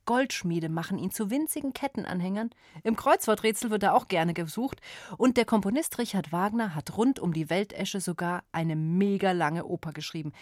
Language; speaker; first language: German; native; German